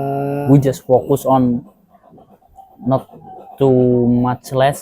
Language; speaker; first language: English; non-native, learner; Indonesian